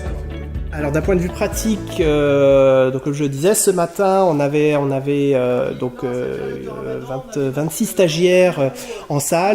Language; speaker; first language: French; native; French